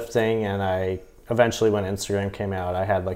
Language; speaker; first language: English; native; English